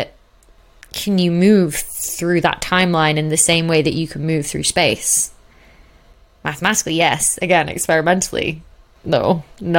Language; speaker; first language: English; native; English